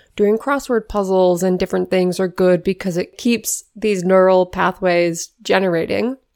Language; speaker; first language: English; native; English